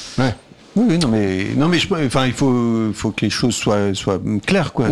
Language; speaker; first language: French; native; French